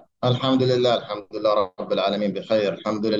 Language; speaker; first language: Indonesian; non-native, learner; Arabic